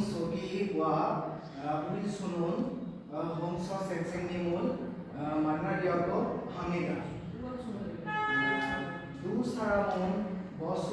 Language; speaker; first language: Korean; non-native, learner; Bangla